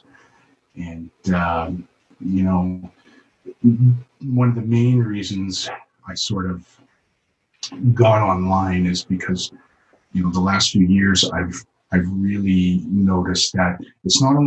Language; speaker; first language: English; native; English